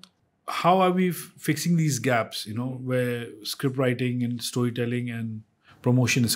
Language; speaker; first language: English; non-native, local second language; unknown